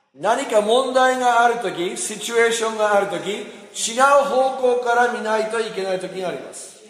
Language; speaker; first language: Japanese; non-native, fluent; English